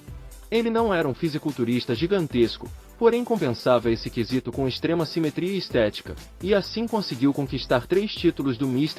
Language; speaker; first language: Portuguese; native; Portuguese